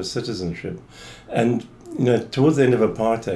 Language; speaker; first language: English; native; English